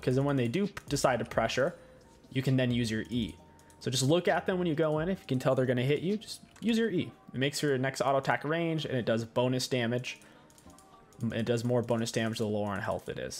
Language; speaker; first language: English; native; English